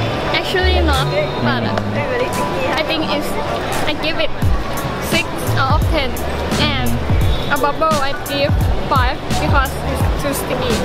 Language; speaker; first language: English; non-native, learner; Thai